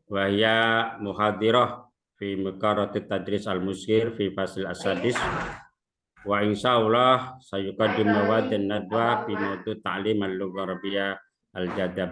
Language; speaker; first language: Arabic; non-native, learner; Indonesian